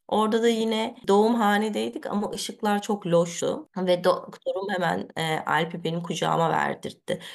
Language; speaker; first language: Turkish; early bilingual, heritage; Turkish